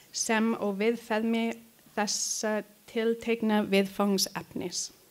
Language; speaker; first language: Icelandic; non-native, learner; English